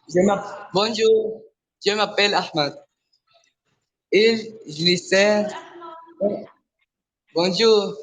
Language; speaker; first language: French; non-native, local second language; Arabic